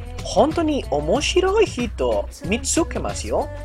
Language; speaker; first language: Japanese; non-native, learner; Spanish